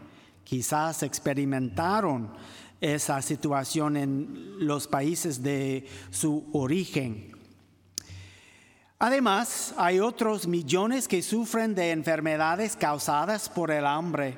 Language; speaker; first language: Spanish; non-native, fluent; English